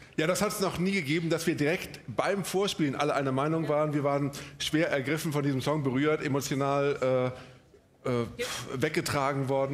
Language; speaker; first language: German; native; German